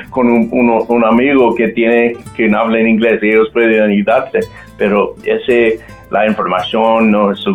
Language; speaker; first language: Spanish; non-native, local second language; English